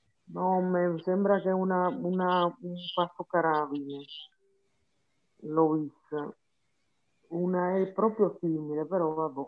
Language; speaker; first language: Italian; non-native, fluent; Spanish